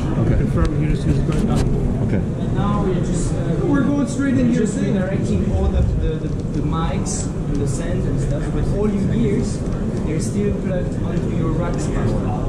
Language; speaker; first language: English; native; English